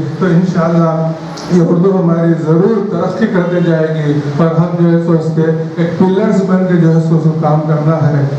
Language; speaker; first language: Urdu; native; Urdu